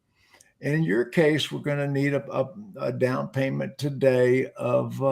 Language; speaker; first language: English; native; English